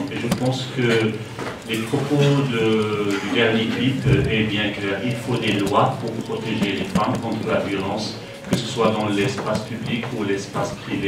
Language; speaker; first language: French; non-native, local second language; Arabic